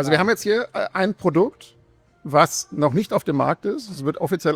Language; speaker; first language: German; native; German